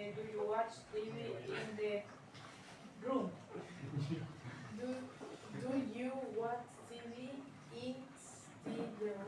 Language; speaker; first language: English; non-native, learner; Spanish